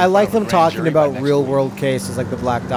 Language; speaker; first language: English; native; English